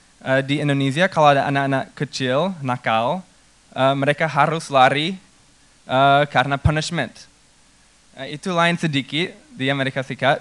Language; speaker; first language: Indonesian; non-native, fluent; English